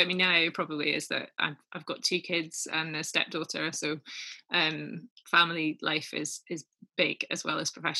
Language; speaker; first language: English; native; English